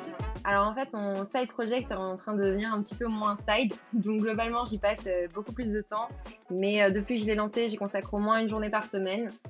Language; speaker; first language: French; native; French